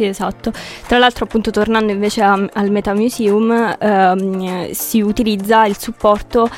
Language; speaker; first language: Italian; native; Italian